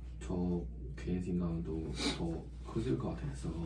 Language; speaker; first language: Korean; non-native, learner; Chinese